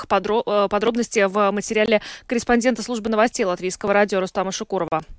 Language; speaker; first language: Russian; native; Russian